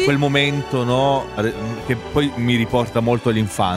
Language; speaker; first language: Italian; native; Italian